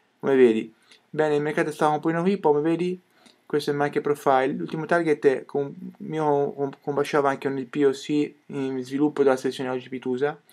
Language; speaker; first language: Italian; native; Italian